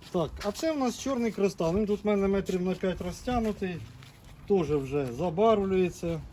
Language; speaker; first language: Ukrainian; non-native, local second language; Russian